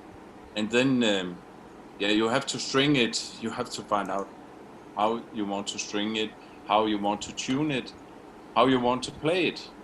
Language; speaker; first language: English; non-native, fluent; Danish